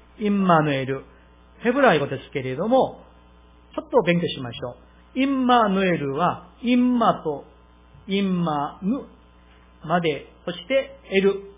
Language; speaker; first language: Japanese; non-native, fluent; Korean